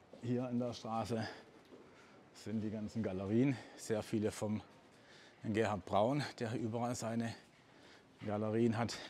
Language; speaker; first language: German; native; German